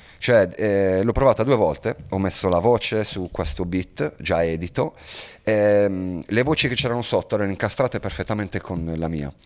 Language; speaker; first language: Italian; native; Italian